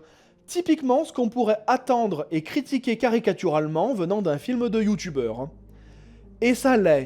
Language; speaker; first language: French; native; French